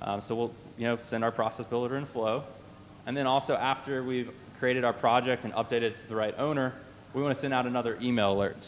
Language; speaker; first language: English; native; English